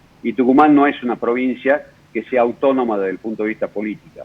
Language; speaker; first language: Spanish; native; Spanish